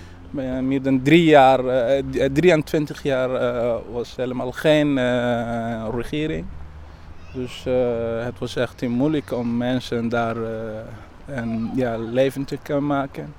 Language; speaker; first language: Dutch; non-native, learner; Somali